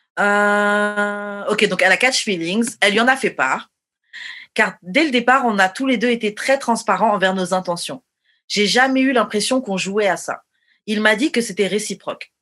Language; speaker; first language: French; native; French